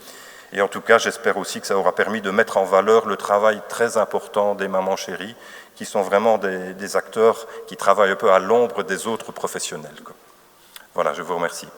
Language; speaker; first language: French; native; French